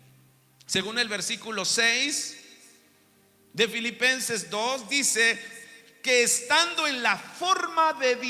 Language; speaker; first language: Spanish; native; Spanish